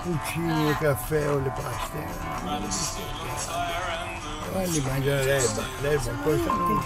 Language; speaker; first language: Italian; native; Italian